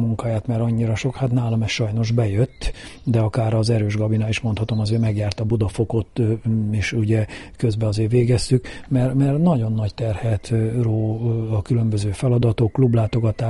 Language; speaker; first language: Hungarian; native; Hungarian